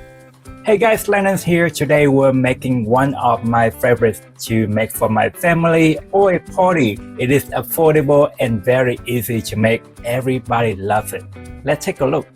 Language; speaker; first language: English; non-native, fluent; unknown